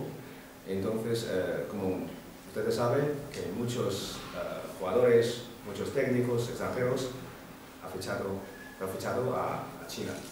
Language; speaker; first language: Spanish; non-native, fluent; Chinese